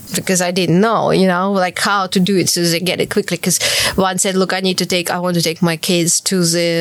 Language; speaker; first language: English; non-native, fluent; Ukrainian